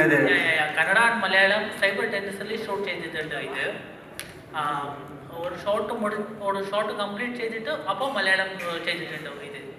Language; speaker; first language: Malayalam; non-native, learner; Kannada